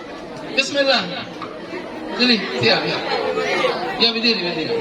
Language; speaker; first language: Indonesian; non-native, learner; Arabic